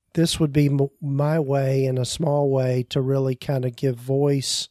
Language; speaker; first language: English; native; English